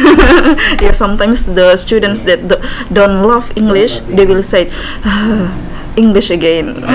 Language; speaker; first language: English; non-native, learner; Indonesian